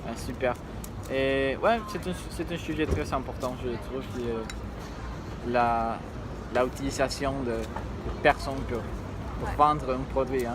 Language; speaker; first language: French; non-native, learner; Spanish